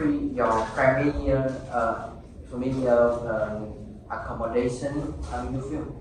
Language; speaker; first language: English; non-native, learner; Vietnamese